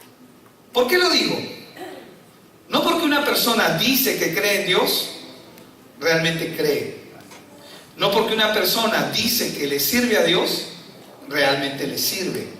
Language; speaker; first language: Spanish; native; Spanish